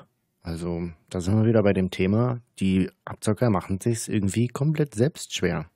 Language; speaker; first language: German; native; German